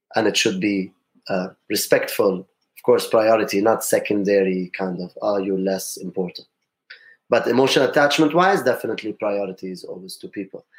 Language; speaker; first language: English; non-native, fluent; Arabic